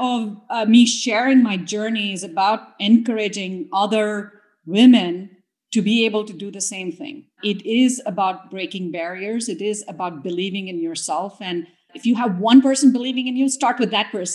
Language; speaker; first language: English; non-native, local second language; Tamil